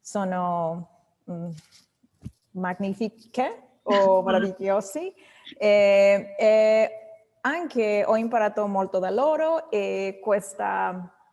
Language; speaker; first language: Italian; non-native, learner; English